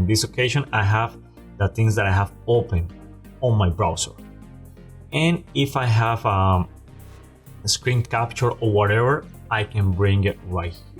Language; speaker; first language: English; non-native, fluent; Spanish